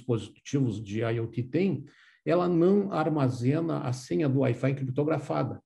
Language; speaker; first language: Portuguese; native; Portuguese